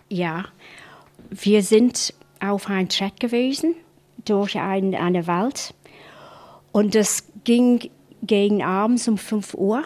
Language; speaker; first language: German; non-native, fluent; English